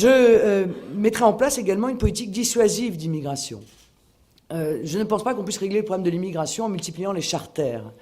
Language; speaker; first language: French; native; French